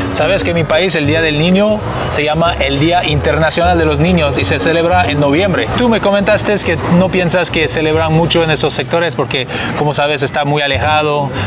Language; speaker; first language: Spanish; non-native, fluent; English